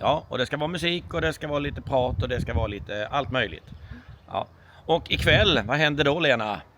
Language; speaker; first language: Swedish; native; Swedish